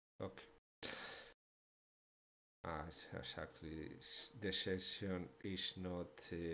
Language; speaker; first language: English; non-native, learner; German